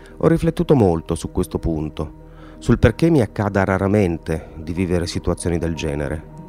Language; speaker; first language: Italian; native; Italian